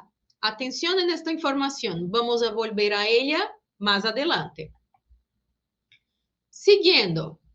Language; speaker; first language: Spanish; non-native, fluent; Portuguese